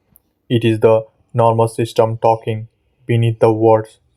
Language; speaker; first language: English; non-native, fluent; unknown